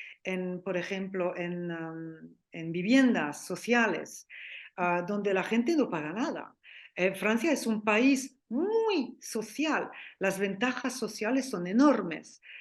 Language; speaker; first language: Spanish; non-native, fluent; French